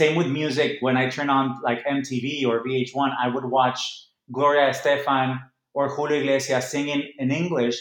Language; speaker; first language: English; non-native, fluent; Spanish